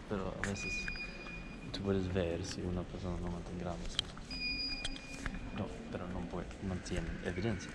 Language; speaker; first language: Spanish; non-native, learner; Swedish